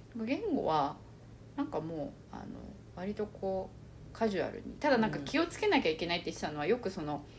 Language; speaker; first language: Japanese; early bilingual, other home language; Chinese